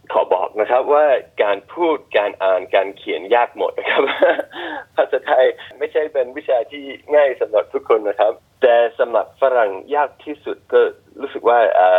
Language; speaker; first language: Thai; non-native, fluent; English